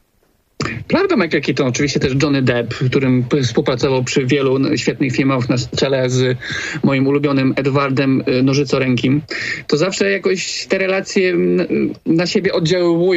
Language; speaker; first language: Polish; native; Polish